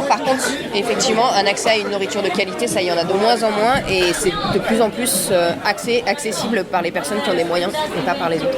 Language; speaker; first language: French; native; French